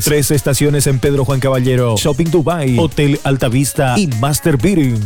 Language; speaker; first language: Spanish; native; Spanish